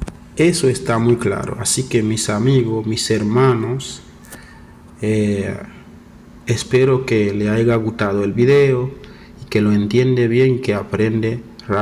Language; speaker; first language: Spanish; non-native, fluent; Haitian Creole